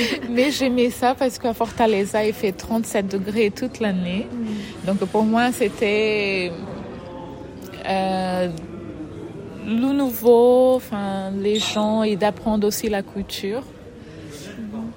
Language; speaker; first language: French; non-native, fluent; Portuguese